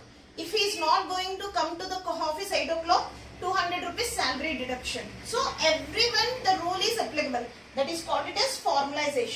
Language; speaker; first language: English; non-native, local second language; Telugu